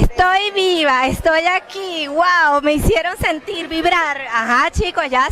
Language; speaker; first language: Spanish; native; Spanish